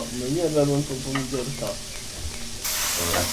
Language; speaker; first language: Polish; native; Polish